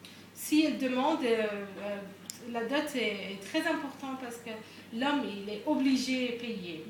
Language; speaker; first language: French; non-native, fluent; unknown